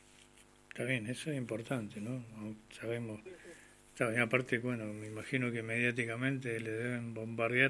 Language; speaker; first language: Spanish; native; Spanish